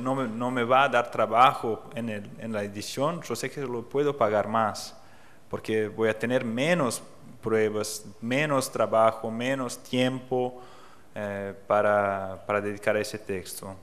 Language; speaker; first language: Spanish; non-native, fluent; Portuguese